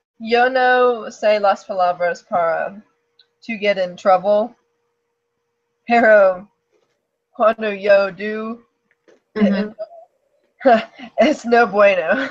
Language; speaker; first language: Spanish; non-native, learner; English